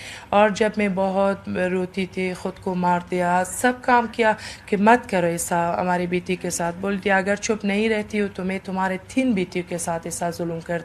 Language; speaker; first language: Hindi; non-native, learner; Persian